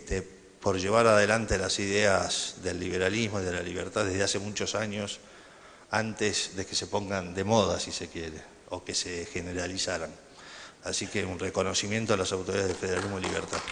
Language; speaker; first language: Spanish; native; Spanish